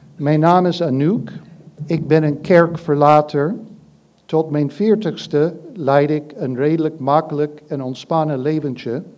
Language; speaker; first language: Dutch; non-native, fluent; English